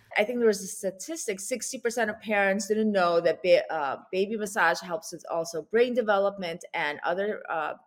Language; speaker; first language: English; early bilingual, other home language; Russian